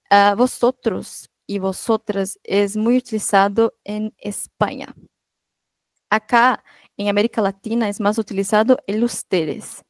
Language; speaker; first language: Spanish; non-native, fluent; Portuguese